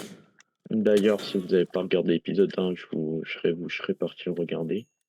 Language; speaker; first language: French; native; French